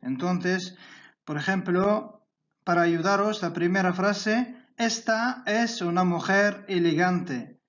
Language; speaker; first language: Spanish; non-native, fluent; Arabic